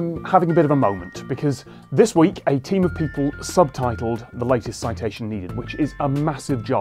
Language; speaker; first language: English; native; English